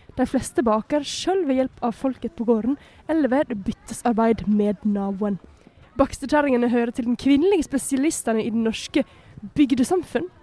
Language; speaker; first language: Norwegian; native; Norwegian